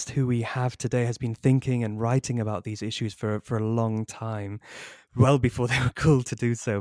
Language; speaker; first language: English; native; English